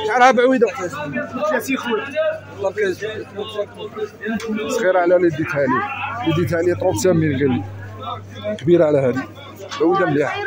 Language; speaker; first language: Arabic; native; Arabic